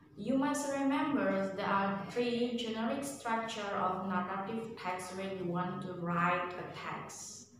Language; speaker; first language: English; non-native, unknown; Indonesian